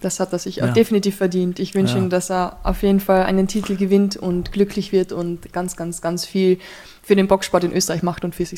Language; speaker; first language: German; native; German